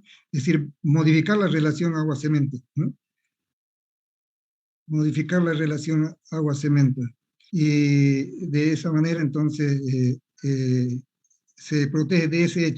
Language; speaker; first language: Spanish; native; Spanish